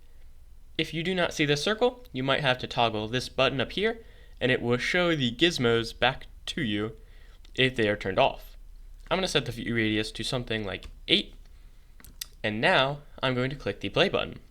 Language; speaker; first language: English; native; English